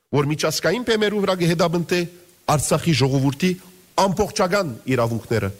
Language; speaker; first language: Armenian; early bilingual, heritage; Armenian